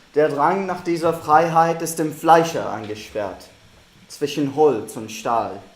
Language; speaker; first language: German; non-native, learner; Arabic